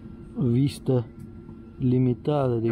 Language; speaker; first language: Spanish; non-native, fluent; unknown